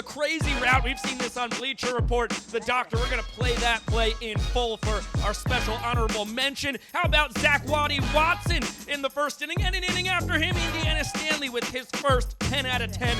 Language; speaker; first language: English; native; English